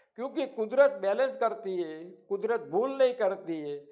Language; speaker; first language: Hindi; non-native, local second language; Gujarati